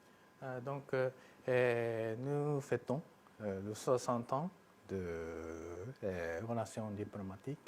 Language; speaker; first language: French; non-native, fluent; Japanese